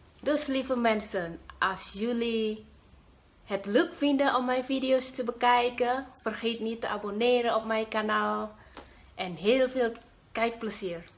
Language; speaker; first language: Dutch; non-native, fluent; Javanese